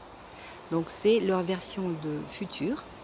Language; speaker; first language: French; non-native, fluent; Russian